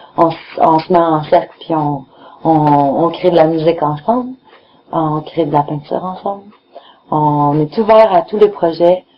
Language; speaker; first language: French; native; French